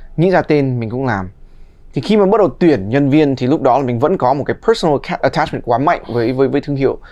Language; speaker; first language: Vietnamese; early bilingual, heritage; Vietnamese